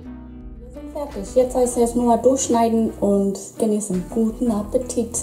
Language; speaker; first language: German; non-native, fluent; Swahili